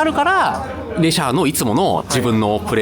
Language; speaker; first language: Japanese; native; Japanese